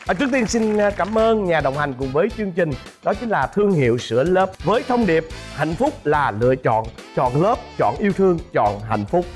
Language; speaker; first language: Vietnamese; native; Vietnamese